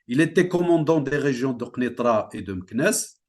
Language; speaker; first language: French; non-native, local second language; Central Atlas Tamazight